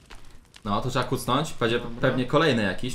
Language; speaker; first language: Polish; native; Polish